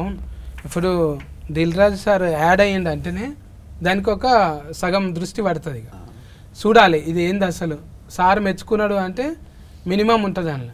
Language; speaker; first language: Telugu; native; Telugu